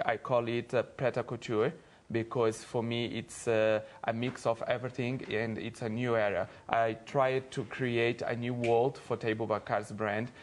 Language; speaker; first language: English; non-native, fluent; Portuguese